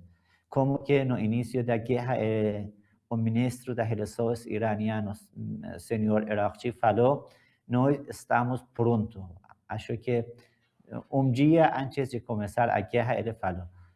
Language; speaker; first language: Portuguese; non-native, learner; Persian